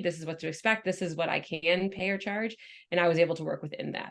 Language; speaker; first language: English; native; English